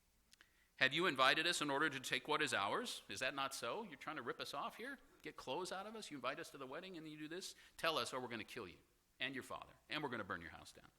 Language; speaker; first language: English; native; English